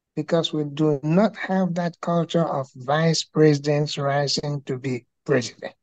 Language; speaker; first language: English; non-native, local second language; Igbo